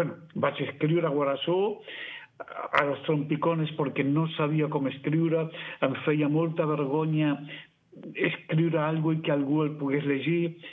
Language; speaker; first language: Catalan; non-native, fluent; Spanish